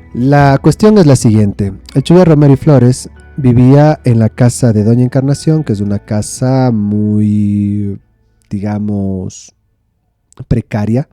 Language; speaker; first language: Spanish; native; Spanish